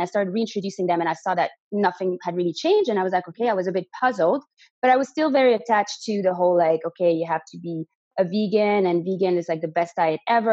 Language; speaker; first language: English; non-native, fluent; French